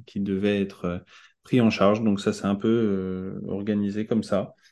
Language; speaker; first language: French; native; French